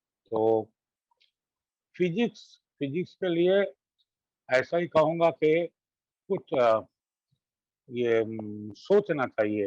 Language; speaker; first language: Hindi; non-native, local second language; Bangla